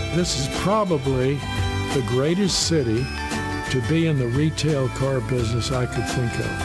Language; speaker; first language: English; native; English